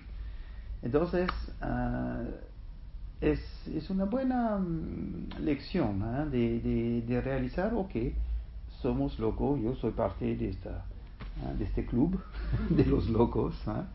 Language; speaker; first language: Spanish; non-native, fluent; French